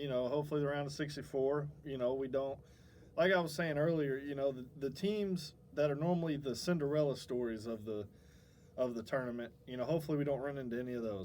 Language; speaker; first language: English; native; English